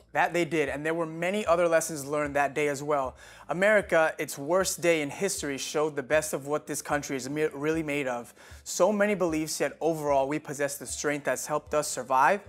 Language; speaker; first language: English; early bilingual, other home language; Spanish